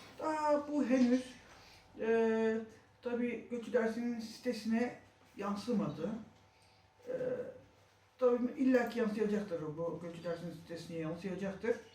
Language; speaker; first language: Turkish; native; Turkish